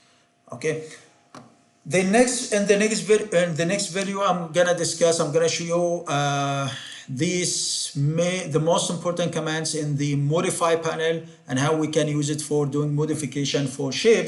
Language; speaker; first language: English; non-native, fluent; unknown